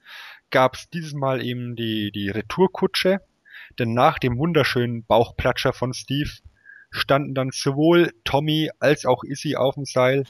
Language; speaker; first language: German; native; German